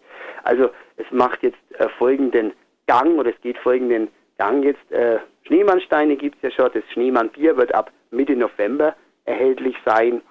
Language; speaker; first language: German; native; German